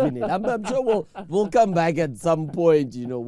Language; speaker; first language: English; non-native, local second language; Shona